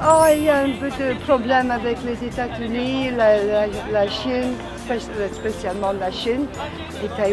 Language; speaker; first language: French; non-native, local second language; English